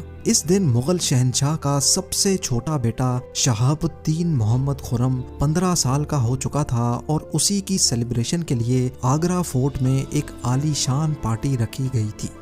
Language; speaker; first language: Urdu; native; Urdu